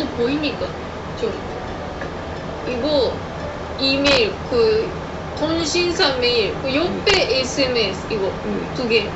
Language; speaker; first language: Korean; non-native, fluent; Japanese